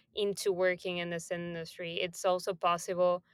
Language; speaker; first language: English; non-native, fluent; Spanish